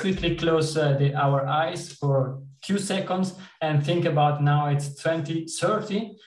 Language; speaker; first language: English; non-native, fluent; Italian